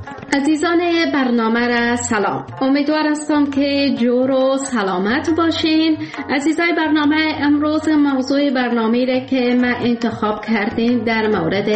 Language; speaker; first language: Persian; native; Persian